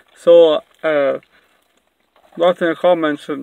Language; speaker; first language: English; non-native, learner; Italian